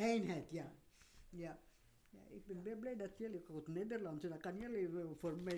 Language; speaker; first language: Dutch; non-native, learner; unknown